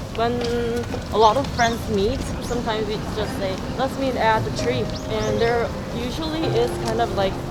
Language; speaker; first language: English; non-native, fluent; Korean